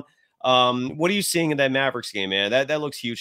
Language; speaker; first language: English; native; English